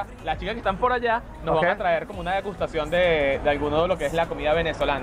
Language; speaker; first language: Spanish; native; Spanish